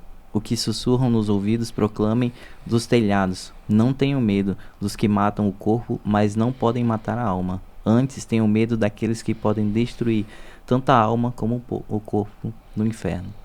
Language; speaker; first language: Portuguese; native; Portuguese